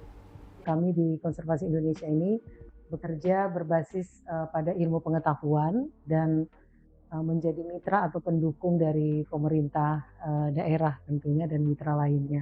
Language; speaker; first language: Indonesian; native; Indonesian